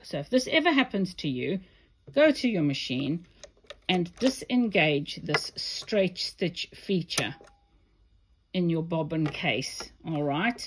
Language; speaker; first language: English; native; English